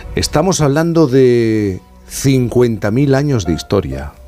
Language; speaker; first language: Spanish; native; Spanish